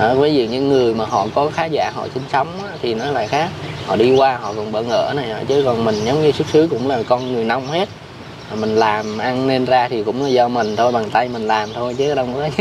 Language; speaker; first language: Vietnamese; native; Vietnamese